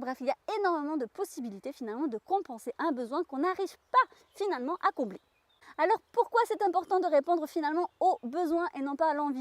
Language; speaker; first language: French; native; French